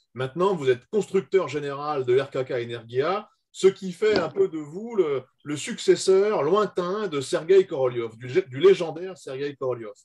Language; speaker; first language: French; native; French